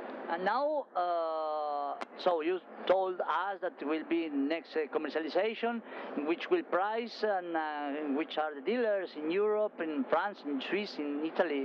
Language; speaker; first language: English; non-native, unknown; Italian